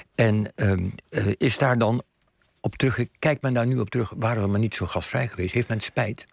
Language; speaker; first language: Dutch; native; Dutch